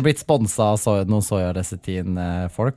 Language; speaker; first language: Norwegian; native; Norwegian